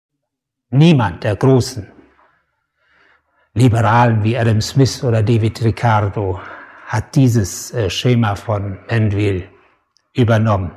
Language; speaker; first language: German; native; German